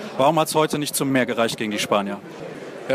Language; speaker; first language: German; native; German